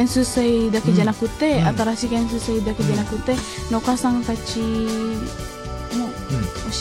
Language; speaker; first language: Japanese; non-native, learner; Indonesian